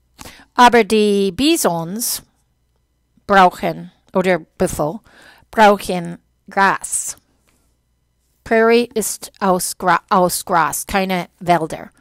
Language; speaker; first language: German; non-native, fluent; English